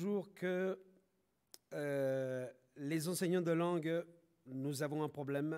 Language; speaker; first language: French; non-native, fluent; Spanish